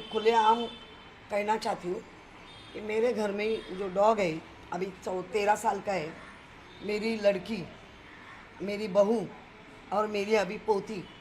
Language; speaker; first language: Hindi; non-native, local second language; Marathi